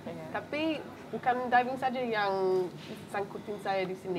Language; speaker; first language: Indonesian; non-native, fluent; English